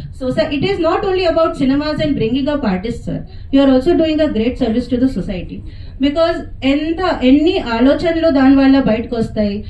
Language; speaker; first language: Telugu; non-native, fluent; Hindi